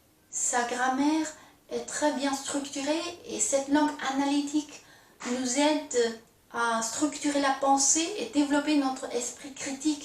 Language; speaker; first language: French; non-native, fluent; Chinese